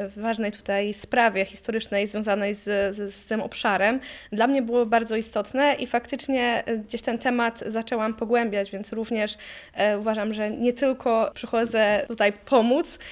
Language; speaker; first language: Polish; native; Polish